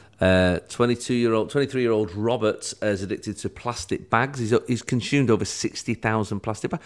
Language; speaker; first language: English; native; English